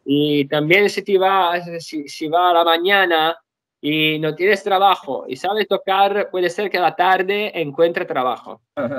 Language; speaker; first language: Spanish; non-native, learner; Italian